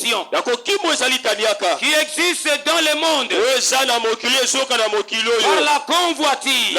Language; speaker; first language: French; non-native, local second language; Lingala